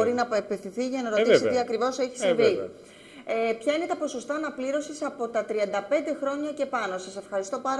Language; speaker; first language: Greek; native; Greek